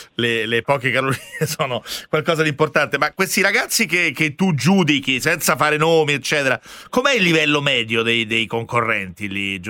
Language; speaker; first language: Italian; native; Italian